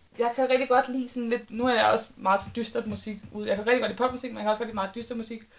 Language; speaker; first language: Danish; native; Danish